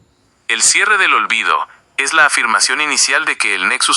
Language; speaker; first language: Spanish; native; Spanish